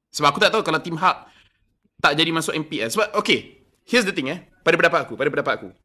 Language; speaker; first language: Malay; non-native, local second language; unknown